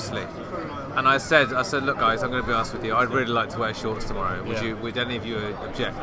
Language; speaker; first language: English; native; English